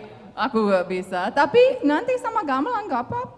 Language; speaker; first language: Indonesian; non-native, fluent; English